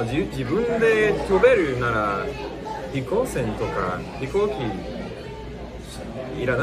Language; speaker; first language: Japanese; non-native, learner; English